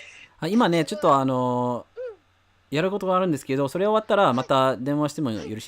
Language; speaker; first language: Japanese; non-native, fluent; English